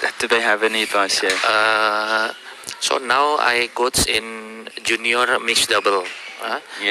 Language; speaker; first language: English; non-native, learner; Indonesian